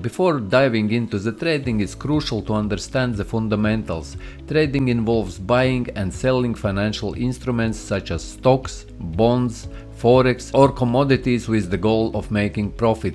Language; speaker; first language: English; non-native, fluent; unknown